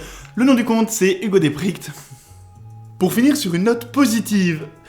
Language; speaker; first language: French; native; French